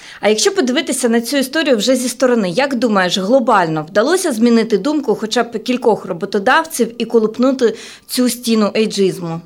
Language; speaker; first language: Ukrainian; native; Ukrainian